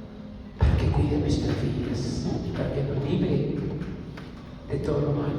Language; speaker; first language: Spanish; native; Spanish